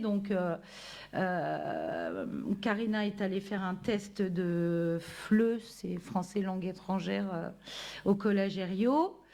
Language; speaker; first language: French; native; French